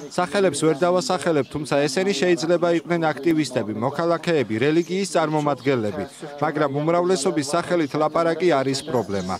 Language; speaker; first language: Georgian; non-native, local second language; Azerbaijani